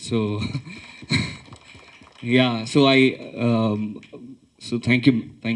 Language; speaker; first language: Telugu; early bilingual, heritage; Telugu